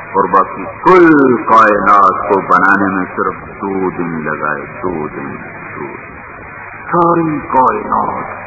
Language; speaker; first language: Urdu; non-native, local second language; Punjabi